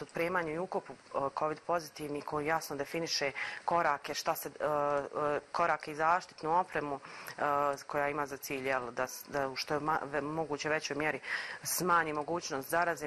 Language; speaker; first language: Croatian; native; Croatian